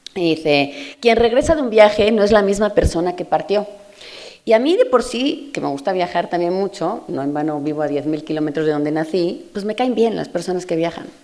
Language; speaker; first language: Spanish; native; Spanish